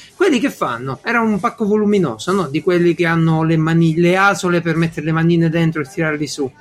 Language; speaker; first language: Italian; native; Italian